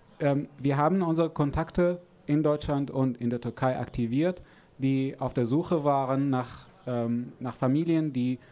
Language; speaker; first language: German; non-native, fluent; Arabic